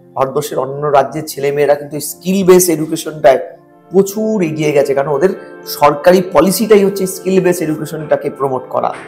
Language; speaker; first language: Bangla; non-native, local second language; Sadri